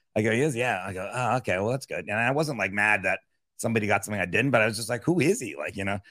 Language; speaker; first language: English; native; English